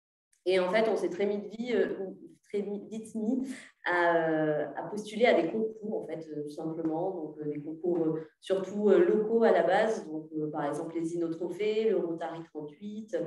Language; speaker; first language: French; native; French